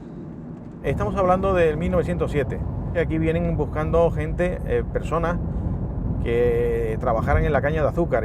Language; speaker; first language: Spanish; native; Spanish